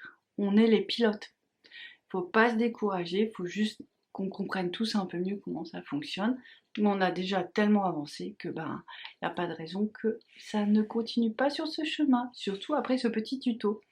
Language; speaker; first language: French; native; French